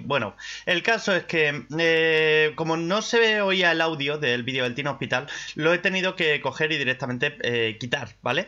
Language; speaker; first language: Spanish; native; Spanish